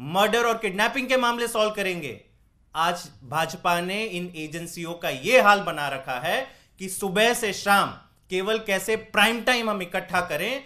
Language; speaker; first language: Hindi; native; Hindi